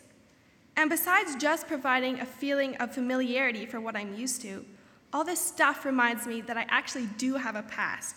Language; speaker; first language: English; native; English